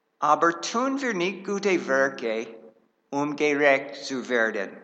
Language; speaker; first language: German; non-native, fluent; English